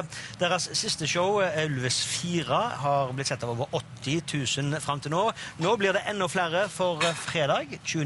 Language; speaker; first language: Norwegian; native; Norwegian